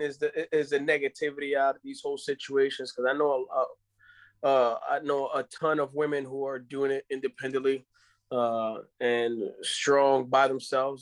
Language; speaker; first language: English; non-native, fluent; Spanish